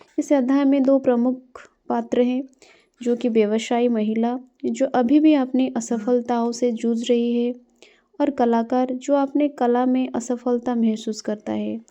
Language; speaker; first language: Hindi; non-native, local second language; Odia